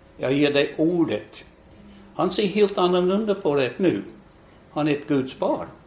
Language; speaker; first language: Swedish; non-native, fluent; English